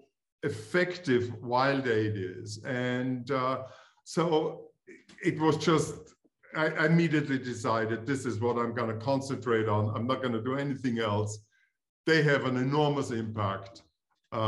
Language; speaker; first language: English; non-native, fluent; German